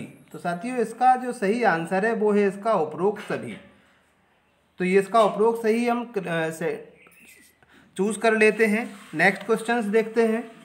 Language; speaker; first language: Hindi; native; Hindi